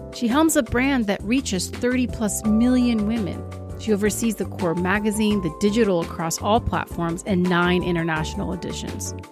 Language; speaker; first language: English; early bilingual, other home language; Portuguese